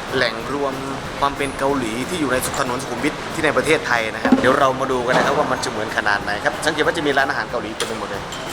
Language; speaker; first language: Thai; native; Thai